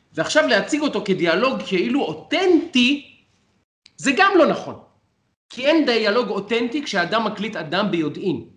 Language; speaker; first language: Hebrew; native; Hebrew